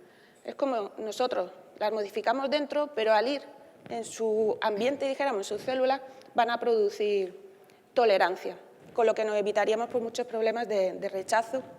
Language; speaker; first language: Spanish; native; Spanish